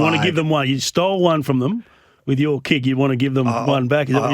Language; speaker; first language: English; native; English